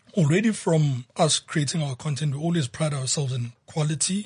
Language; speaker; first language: English; non-native, local second language; Zulu